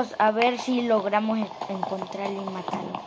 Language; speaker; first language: Spanish; native; Spanish